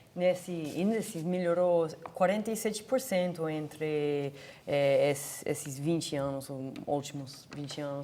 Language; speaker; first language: Portuguese; non-native, fluent; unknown